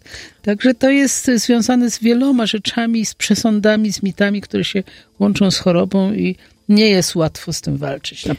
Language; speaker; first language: Polish; native; Polish